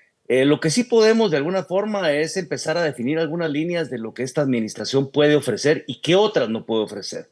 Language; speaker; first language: Spanish; native; Spanish